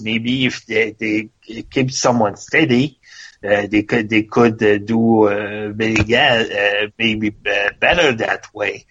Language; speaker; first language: English; non-native, fluent; French